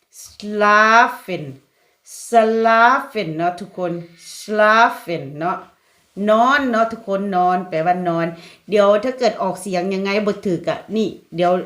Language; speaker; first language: Thai; non-native, local second language; Lao